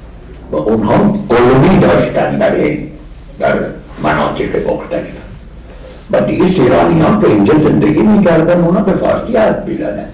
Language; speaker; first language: Persian; non-native, fluent; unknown